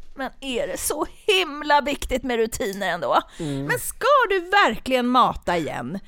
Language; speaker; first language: Swedish; native; Swedish